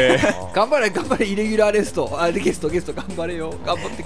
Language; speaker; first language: Japanese; native; Japanese